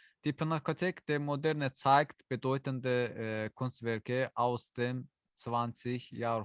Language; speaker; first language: German; non-native, learner; Azerbaijani